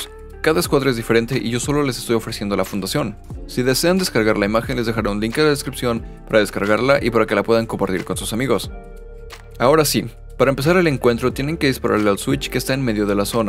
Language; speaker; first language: Spanish; native; Spanish